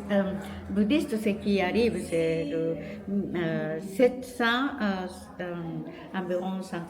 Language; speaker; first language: French; non-native, learner; Japanese